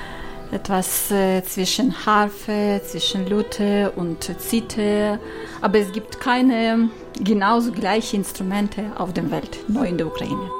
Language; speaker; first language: German; non-native, learner; Ukrainian